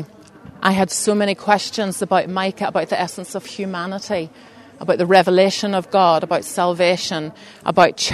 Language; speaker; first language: English; native; English